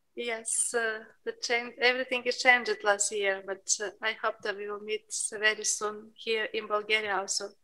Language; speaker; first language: English; non-native, fluent; Bulgarian